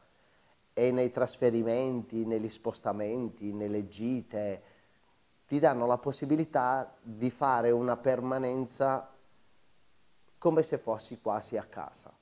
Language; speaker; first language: Italian; native; Italian